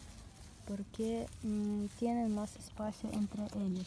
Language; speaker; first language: Spanish; non-native, learner; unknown